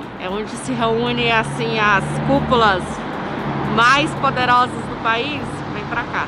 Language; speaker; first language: Portuguese; native; Portuguese